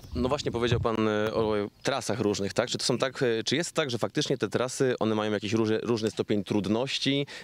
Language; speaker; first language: Polish; native; Polish